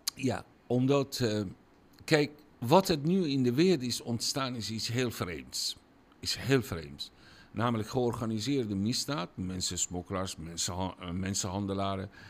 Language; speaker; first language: Dutch; non-native, fluent; Persian